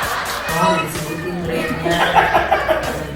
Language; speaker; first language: Indonesian; native; Indonesian